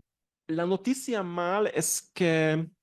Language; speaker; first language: Spanish; non-native, learner; Hungarian